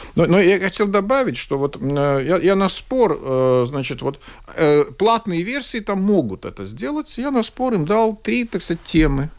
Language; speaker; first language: Russian; non-native, local second language; Latvian